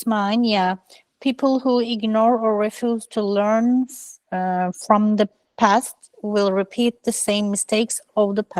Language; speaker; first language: English; non-native, learner; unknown